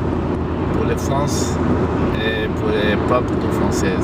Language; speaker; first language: French; non-native, fluent; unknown